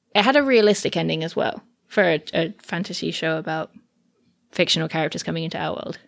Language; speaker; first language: English; native; English